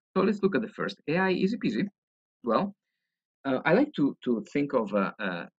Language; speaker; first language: English; non-native, fluent; Italian